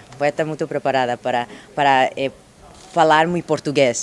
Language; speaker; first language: Portuguese; non-native, learner; Spanish